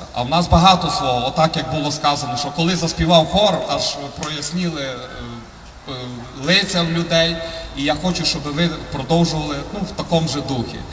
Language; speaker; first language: Ukrainian; native; Ukrainian